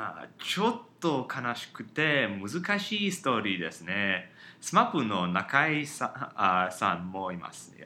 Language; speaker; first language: Japanese; non-native, learner; English